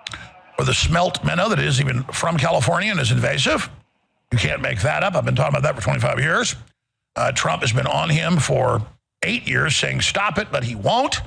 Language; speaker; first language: English; native; English